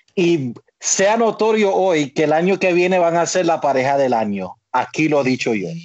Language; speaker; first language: Spanish; native; Spanish